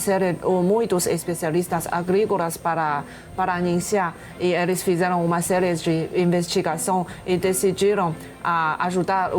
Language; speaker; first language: Portuguese; non-native, fluent; Chinese